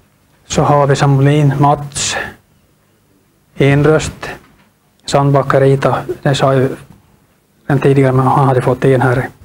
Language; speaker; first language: Swedish; native; Swedish